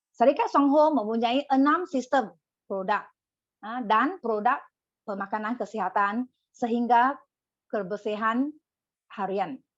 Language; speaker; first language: Malay; non-native, local second language; Min Nan Chinese